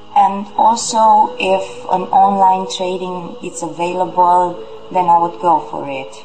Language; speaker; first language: English; non-native, fluent; Romanian